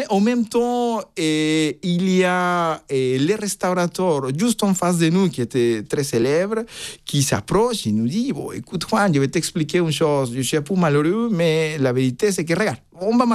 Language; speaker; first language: French; non-native, fluent; Spanish